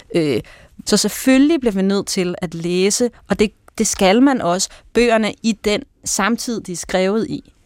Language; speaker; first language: Danish; native; Danish